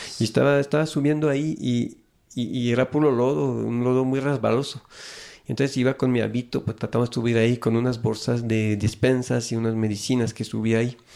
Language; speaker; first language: Spanish; non-native, fluent; French